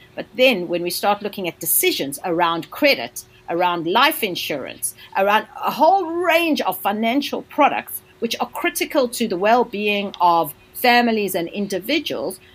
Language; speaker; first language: English; native; English